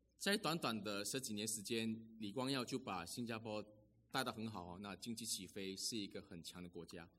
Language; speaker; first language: Chinese; native; Chinese